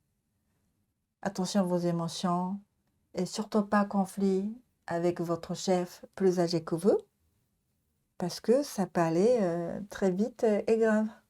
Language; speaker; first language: French; non-native, learner; Japanese